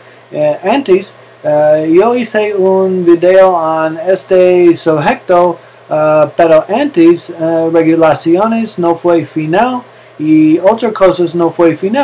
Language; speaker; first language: Spanish; non-native, learner; English